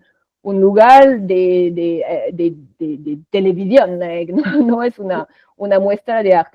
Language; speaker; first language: Spanish; non-native, fluent; French